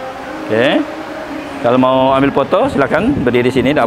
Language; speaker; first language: Indonesian; native; Indonesian